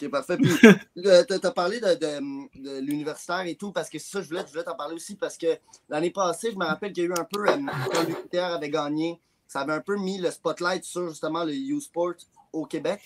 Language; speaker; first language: French; native; French